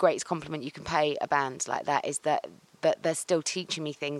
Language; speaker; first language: English; native; English